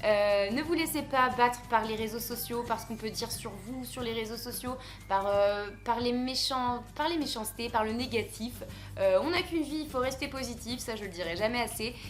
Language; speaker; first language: French; native; French